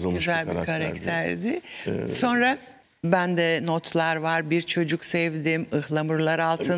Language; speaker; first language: Turkish; native; Turkish